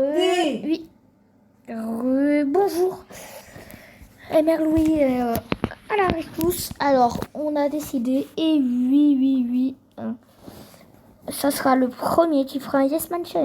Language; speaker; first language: French; native; French